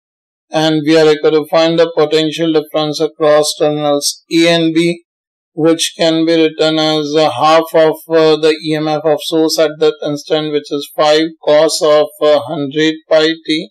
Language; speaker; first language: English; non-native, local second language; Hindi